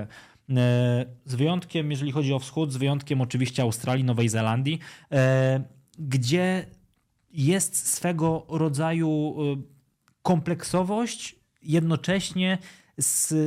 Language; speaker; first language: Polish; native; Polish